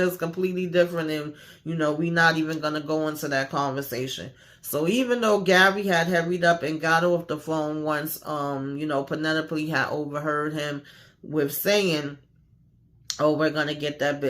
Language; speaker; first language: English; native; English